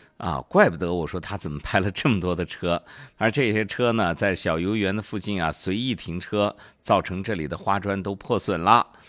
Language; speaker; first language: Chinese; native; Chinese